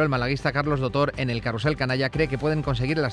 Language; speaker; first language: Spanish; native; Spanish